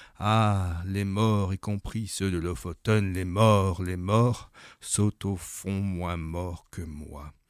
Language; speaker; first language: French; native; French